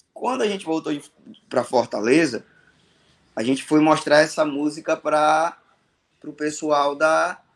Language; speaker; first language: Portuguese; native; Portuguese